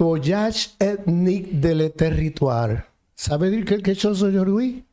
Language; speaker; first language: French; non-native, fluent; Spanish